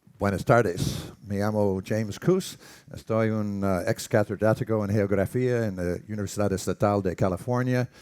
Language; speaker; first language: Spanish; non-native, learner; English